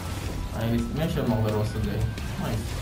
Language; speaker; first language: Arabic; native; Arabic